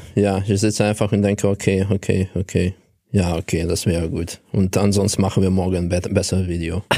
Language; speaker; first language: German; non-native, fluent; Russian